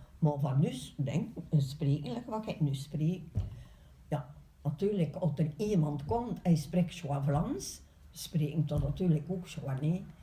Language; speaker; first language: Dutch; native; Dutch